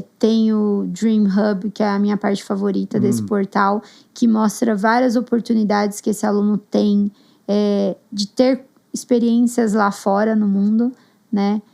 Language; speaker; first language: Portuguese; native; Portuguese